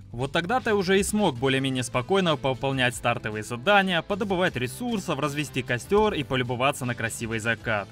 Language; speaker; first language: Russian; native; Russian